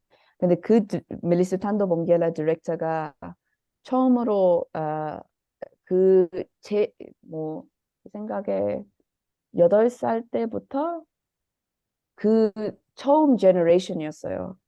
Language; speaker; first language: Korean; early bilingual, heritage; Korean